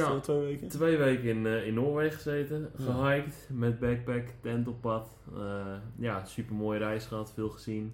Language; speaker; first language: Dutch; native; Dutch